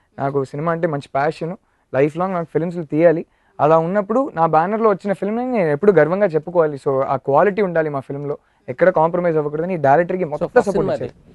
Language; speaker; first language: Telugu; non-native, fluent; Tamil